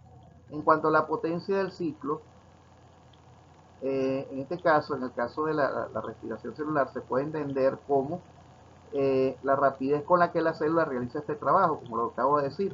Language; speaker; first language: Spanish; native; Spanish